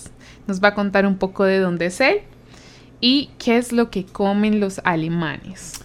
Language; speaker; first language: Spanish; native; Spanish